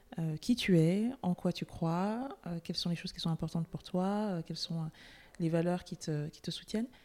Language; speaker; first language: French; native; French